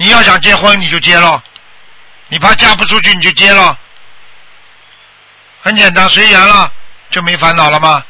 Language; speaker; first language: Chinese; native; Chinese